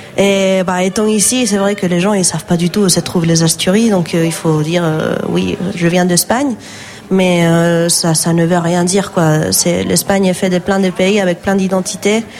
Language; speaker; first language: French; non-native, fluent; Asturian